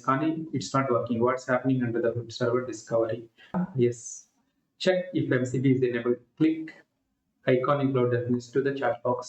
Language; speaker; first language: English; non-native, local second language; Telugu